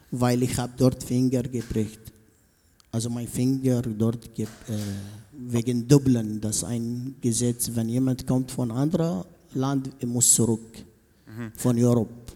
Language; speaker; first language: German; non-native, learner; Arabic